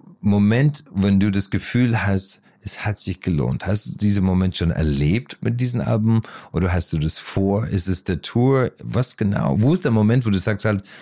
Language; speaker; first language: German; non-native, fluent; English